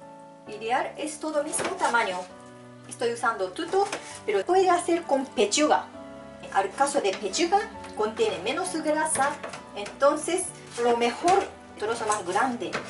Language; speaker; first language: Spanish; non-native, fluent; Japanese